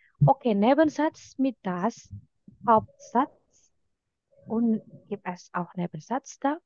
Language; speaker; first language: German; non-native, fluent; Indonesian